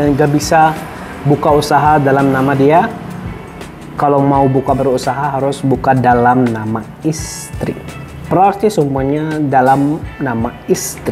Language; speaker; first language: Indonesian; non-native, fluent; Arabic